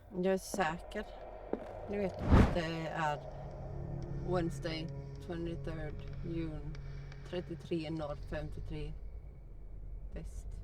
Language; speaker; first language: Swedish; native; Swedish